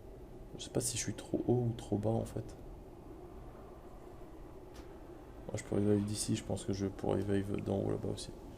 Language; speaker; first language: French; native; French